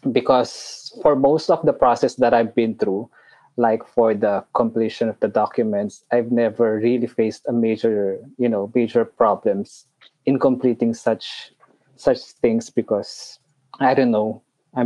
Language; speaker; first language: English; non-native, local second language; Pampanga